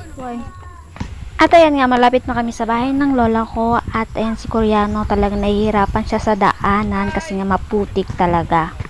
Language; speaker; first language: Filipino; non-native, local second language; Bikol